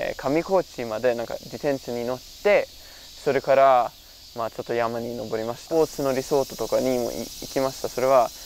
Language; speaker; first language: Japanese; non-native, fluent; Norwegian